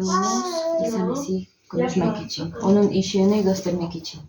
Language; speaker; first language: Turkish; non-native, learner; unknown